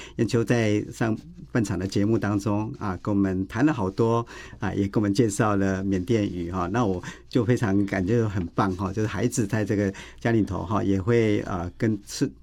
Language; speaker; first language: Chinese; native; Chinese